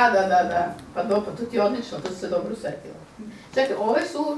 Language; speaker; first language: Croatian; native; Croatian